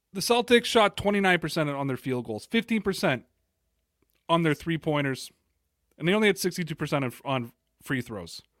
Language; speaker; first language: English; native; English